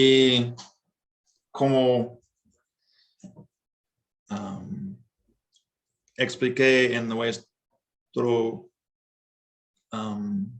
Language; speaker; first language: Spanish; non-native, learner; English